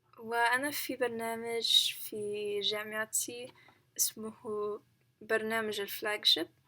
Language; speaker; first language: Arabic; non-native, learner; English